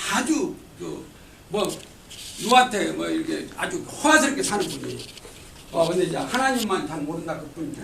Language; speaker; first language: Korean; native; Korean